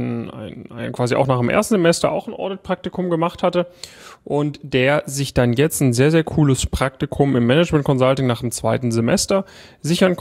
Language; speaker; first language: German; native; German